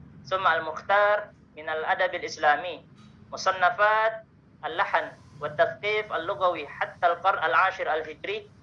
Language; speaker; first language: Arabic; non-native, learner; Indonesian